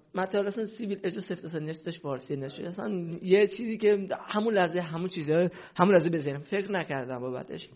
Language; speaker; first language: Persian; non-native, local second language; Central Kurdish